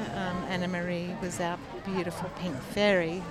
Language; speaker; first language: English; native; English